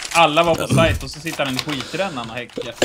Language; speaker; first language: Swedish; native; Swedish